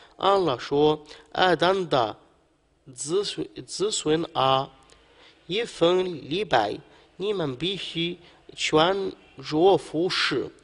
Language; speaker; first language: Chinese; non-native, fluent; Arabic